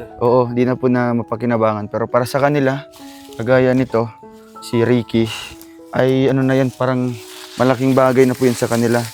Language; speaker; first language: Filipino; non-native, local second language; Cebuano